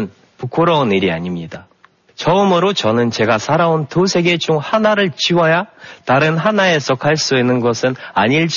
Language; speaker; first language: Korean; non-native, fluent; Russian